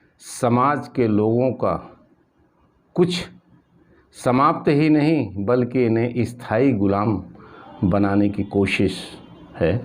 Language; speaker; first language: Hindi; native; Hindi